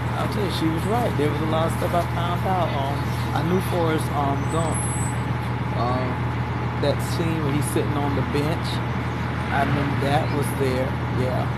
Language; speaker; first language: English; native; English